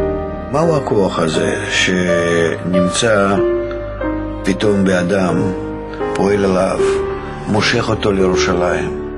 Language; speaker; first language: Hebrew; non-native, fluent; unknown